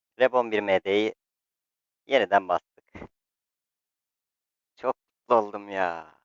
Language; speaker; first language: Turkish; native; Turkish